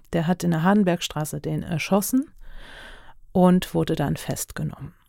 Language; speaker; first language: German; early bilingual, other home language; Turkish